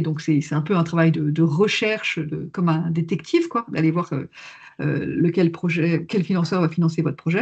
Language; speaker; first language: French; native; French